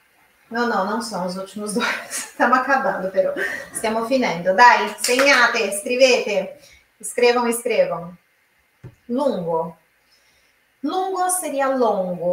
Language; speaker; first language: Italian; non-native, fluent; Portuguese